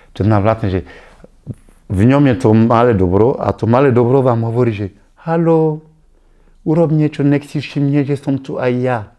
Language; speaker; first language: Slovak; non-native, fluent; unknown